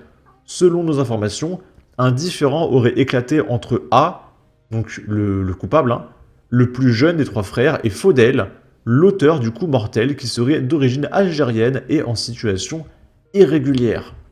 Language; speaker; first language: French; native; French